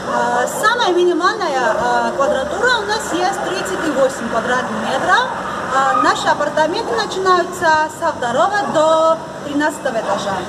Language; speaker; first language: Russian; non-native, learner; Georgian